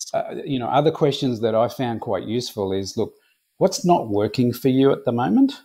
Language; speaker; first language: English; native; English